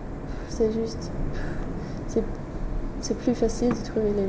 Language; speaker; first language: French; non-native, fluent; English